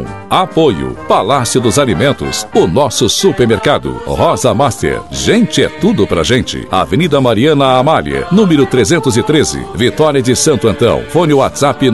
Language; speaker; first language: Portuguese; native; Portuguese